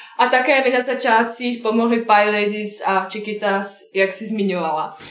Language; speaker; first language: Czech; non-native, fluent; Bosnian